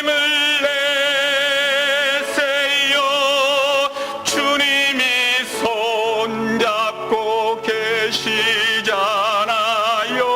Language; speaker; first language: Korean; native; Korean